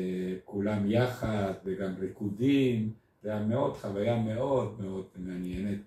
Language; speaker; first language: Hebrew; non-native, fluent; Spanish